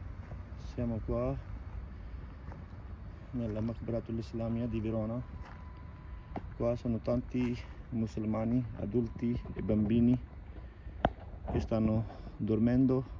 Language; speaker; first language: Italian; non-native, learner; Urdu